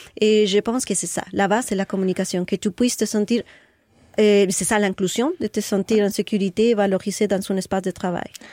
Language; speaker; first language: French; non-native, fluent; Spanish